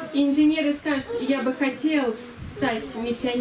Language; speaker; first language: Russian; native; Russian